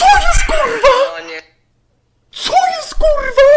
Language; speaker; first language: Polish; native; Polish